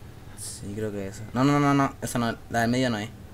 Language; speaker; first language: Spanish; native; Spanish